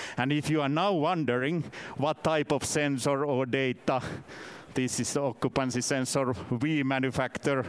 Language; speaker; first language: English; non-native, fluent; Finnish